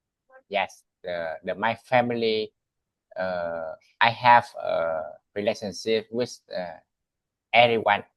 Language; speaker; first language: English; non-native, learner; Vietnamese